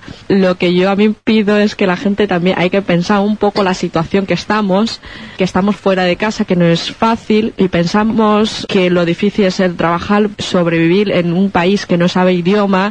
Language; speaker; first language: Spanish; non-native, learner; Chinese